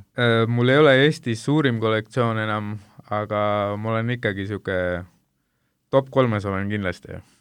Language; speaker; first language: Estonian; early bilingual, other home language; Hindi